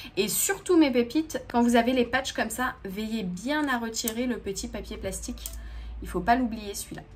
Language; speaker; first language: French; native; French